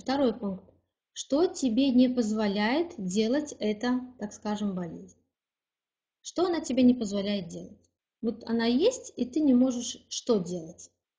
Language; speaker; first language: Russian; native; Russian